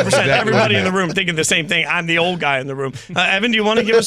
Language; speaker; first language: English; native; English